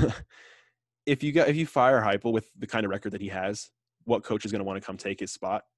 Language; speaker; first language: English; native; English